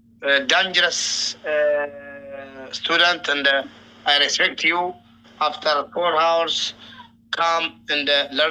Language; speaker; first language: English; non-native, learner; Oromo